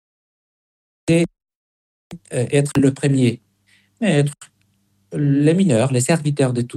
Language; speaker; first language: French; non-native, fluent; Spanish